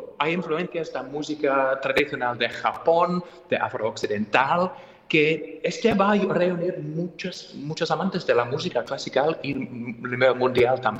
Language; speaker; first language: Spanish; non-native, fluent; English